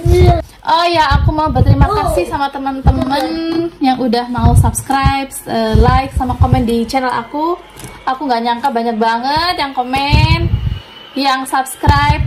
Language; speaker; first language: Indonesian; non-native, local second language; Javanese